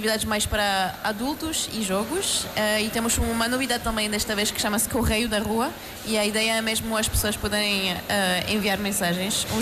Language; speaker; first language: Portuguese; non-native, fluent; French